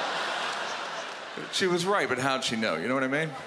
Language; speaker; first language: English; native; English